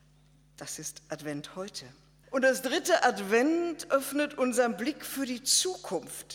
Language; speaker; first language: German; native; German